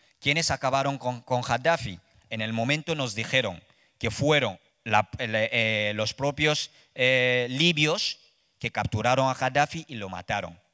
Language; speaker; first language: Spanish; non-native, fluent; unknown